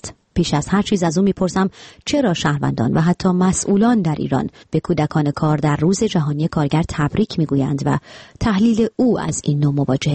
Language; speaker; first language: Persian; native; Persian